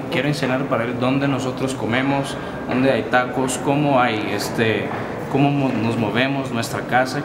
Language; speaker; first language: Spanish; non-native, fluent; Portuguese